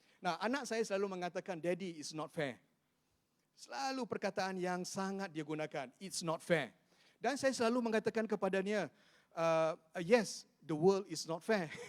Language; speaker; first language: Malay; non-native, local second language; Chinese